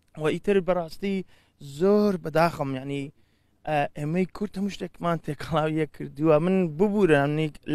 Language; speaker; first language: Central Kurdish; early bilingual, heritage; Central Kurdish